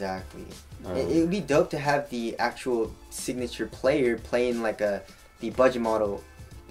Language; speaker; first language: English; native; English